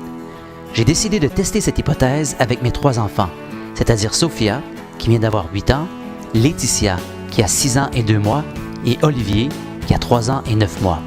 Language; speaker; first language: French; native; French